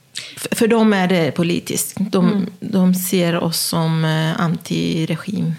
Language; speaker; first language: Swedish; non-native, fluent; Persian